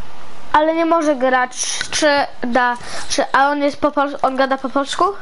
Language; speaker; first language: Polish; early bilingual, heritage; Polish